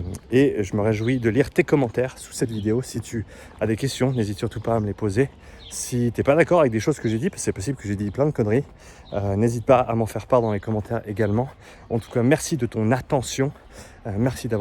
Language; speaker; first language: French; native; French